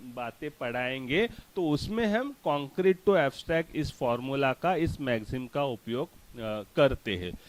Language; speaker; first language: Hindi; non-native, local second language; Marathi